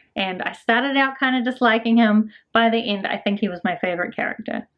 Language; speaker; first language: English; native; English